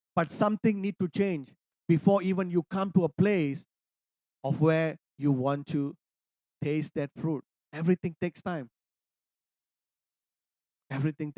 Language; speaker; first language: English; non-native, local second language; Tamil